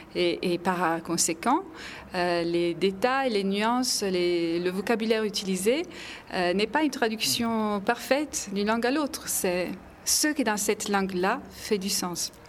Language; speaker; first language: French; non-native, fluent; Italian